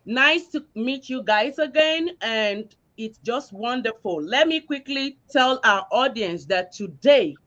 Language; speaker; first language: English; non-native, local second language; Yoruba